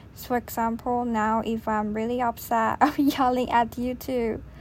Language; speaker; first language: English; non-native, fluent; Chinese